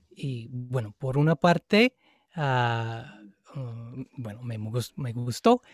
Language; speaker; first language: Spanish; non-native, fluent; English